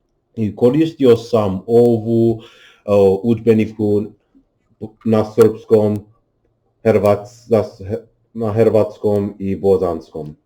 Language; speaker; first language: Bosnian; non-native, learner; English